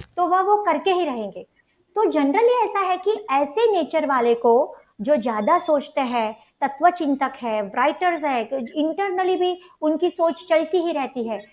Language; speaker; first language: Hindi; non-native, local second language; Gujarati